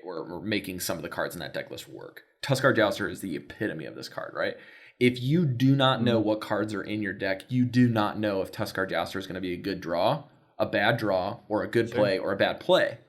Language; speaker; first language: English; native; English